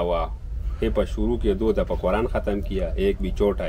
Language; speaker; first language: Hindi; non-native, local second language; Pashto